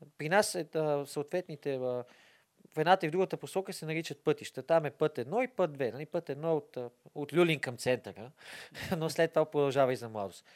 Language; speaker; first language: Bulgarian; native; Bulgarian